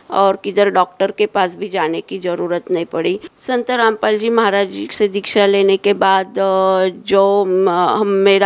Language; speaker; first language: Hindi; non-native, local second language; Marathi